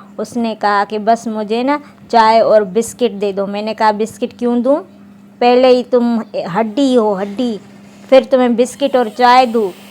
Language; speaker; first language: Urdu; non-native, local second language; Sindhi